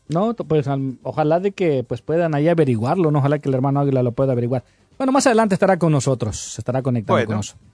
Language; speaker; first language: Spanish; native; Spanish